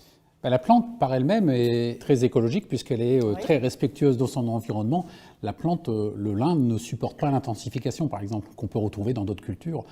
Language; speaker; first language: French; native; French